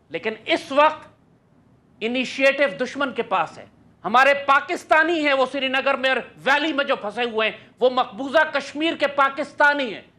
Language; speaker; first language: Urdu; native; Urdu